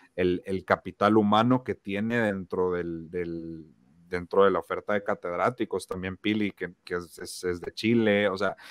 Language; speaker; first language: Spanish; native; Spanish